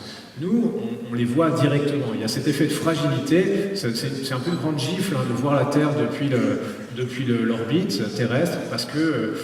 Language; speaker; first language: French; native; French